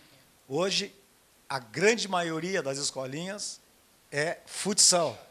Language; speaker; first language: Portuguese; native; Portuguese